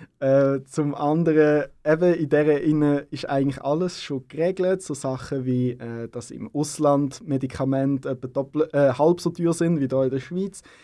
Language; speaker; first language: German; native; German